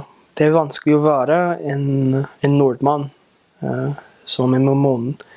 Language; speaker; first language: Norwegian; non-native, learner; English